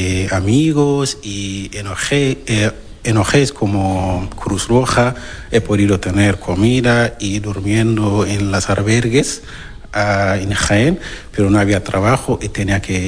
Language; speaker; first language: Spanish; non-native, learner; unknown